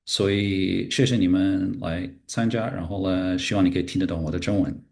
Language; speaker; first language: Chinese; non-native, fluent; English